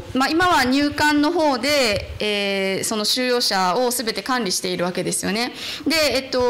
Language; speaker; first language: Japanese; native; Japanese